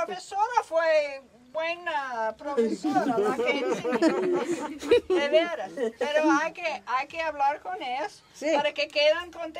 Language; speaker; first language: Spanish; non-native, learner; English